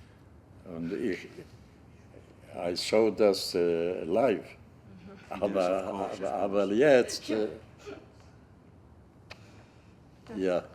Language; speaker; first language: German; non-native, learner; Hungarian